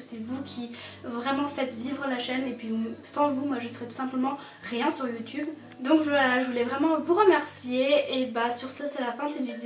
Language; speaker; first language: French; native; French